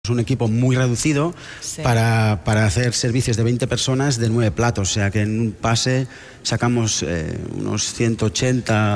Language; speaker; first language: Spanish; non-native, local second language; Catalan